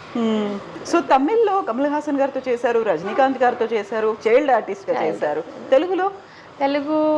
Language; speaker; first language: Telugu; native; Telugu